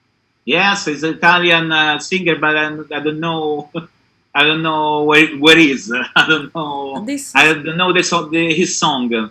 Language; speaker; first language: English; non-native, learner; Italian